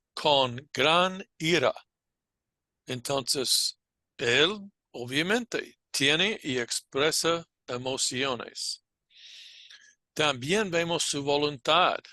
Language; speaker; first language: Spanish; non-native, fluent; English